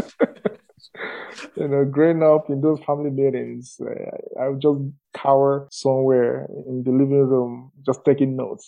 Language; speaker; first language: English; non-native, local second language; Igbo